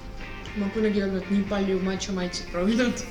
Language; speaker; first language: Estonian; non-native, local second language; Russian